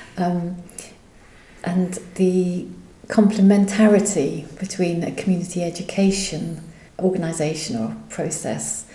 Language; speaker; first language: English; native; English